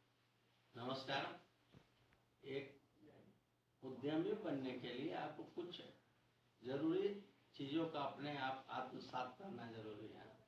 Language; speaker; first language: Hindi; native; Hindi